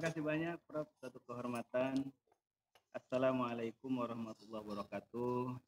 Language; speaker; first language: Indonesian; native; Indonesian